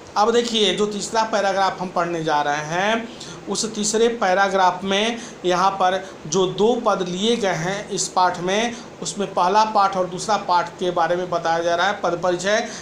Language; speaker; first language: Hindi; native; Hindi